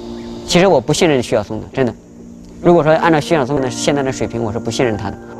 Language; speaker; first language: Chinese; native; Chinese